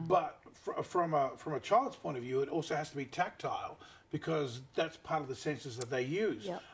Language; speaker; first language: English; native; English